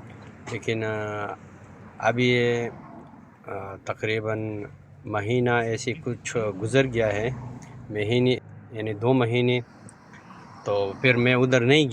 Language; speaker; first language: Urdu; non-native, local second language; Pashto